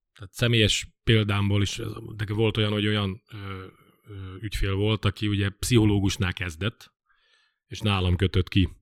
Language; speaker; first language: Hungarian; native; Hungarian